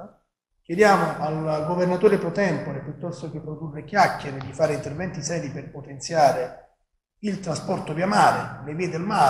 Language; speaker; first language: Italian; native; Italian